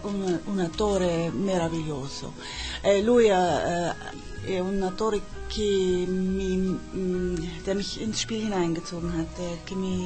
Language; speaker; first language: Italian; non-native, learner; German